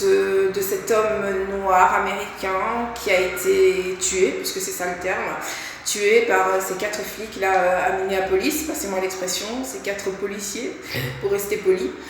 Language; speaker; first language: French; native; French